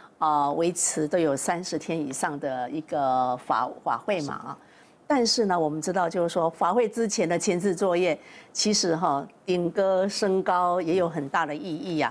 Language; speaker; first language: Chinese; native; Chinese